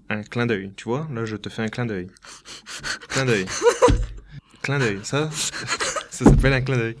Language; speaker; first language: French; native; French